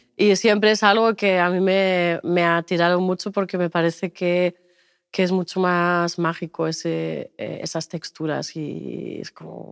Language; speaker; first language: Spanish; non-native, fluent; German